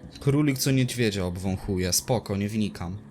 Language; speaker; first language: Polish; native; Polish